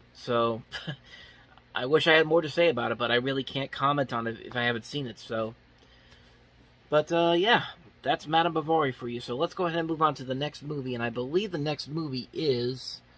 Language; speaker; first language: English; native; English